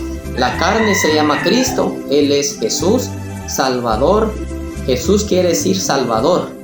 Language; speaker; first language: Spanish; native; Spanish